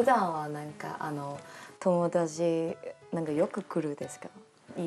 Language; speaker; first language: Japanese; non-native, learner; Cantonese